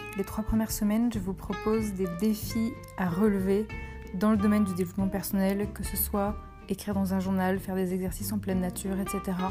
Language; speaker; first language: French; native; French